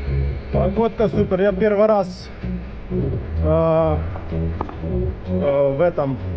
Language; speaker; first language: Russian; native; Russian